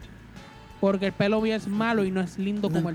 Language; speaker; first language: Spanish; native; Spanish